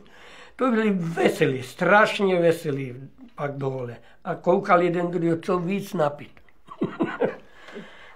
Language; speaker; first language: Czech; early bilingual, heritage; Czech